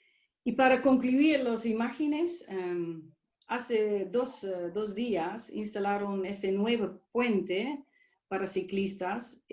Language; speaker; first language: Spanish; non-native, fluent; Dutch